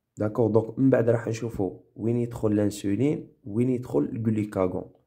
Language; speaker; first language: French; non-native, local second language; Arabic